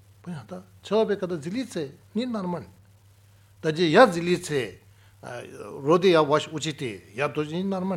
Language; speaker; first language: Russian; non-native, learner; Tibetan